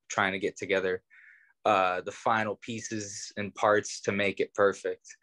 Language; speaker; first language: English; native; English